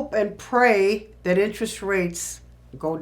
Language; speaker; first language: English; native; English